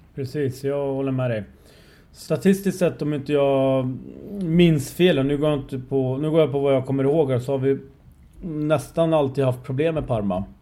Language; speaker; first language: Swedish; early bilingual, other home language; Persian